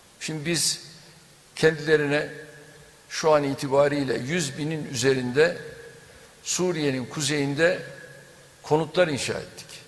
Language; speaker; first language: Turkish; native; Turkish